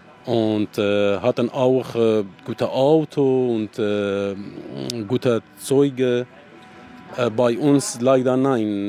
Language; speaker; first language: German; non-native, learner; Arabic